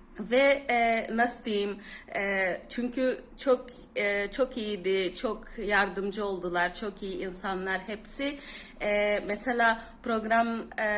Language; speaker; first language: Turkish; non-native, fluent; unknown